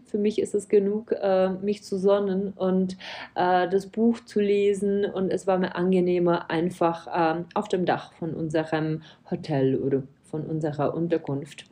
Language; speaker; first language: German; non-native, fluent; Czech